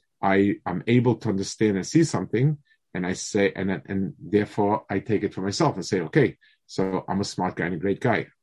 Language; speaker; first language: English; native; English